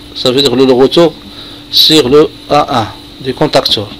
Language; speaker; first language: French; non-native, local second language; Arabic